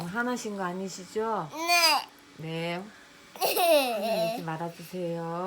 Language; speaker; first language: Korean; native; Korean